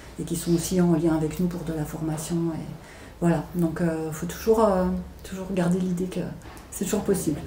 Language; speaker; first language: French; native; French